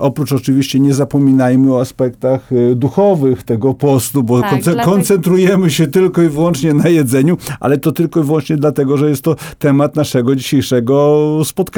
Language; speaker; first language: Polish; native; Polish